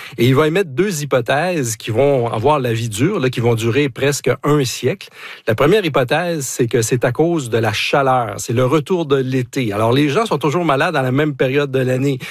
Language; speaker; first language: French; native; French